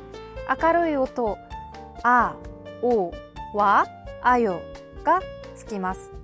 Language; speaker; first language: Japanese; non-native, fluent; Korean